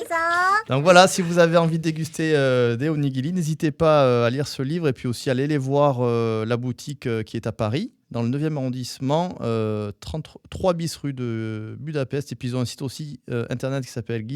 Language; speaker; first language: French; native; French